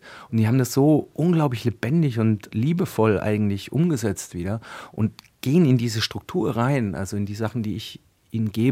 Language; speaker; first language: German; native; German